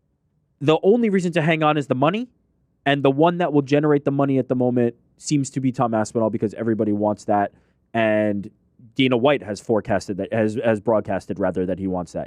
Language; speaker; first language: English; native; English